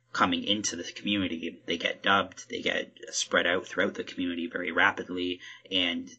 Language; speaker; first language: English; native; English